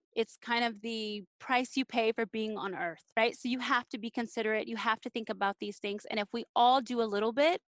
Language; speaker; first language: English; native; English